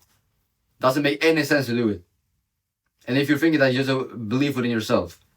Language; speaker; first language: English; non-native, fluent; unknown